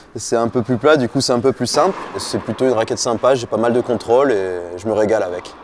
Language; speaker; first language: French; native; French